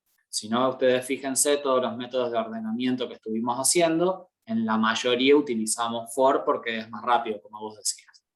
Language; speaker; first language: Spanish; native; Spanish